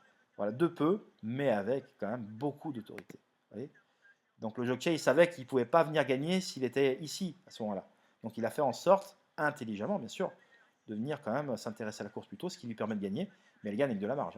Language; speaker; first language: French; native; French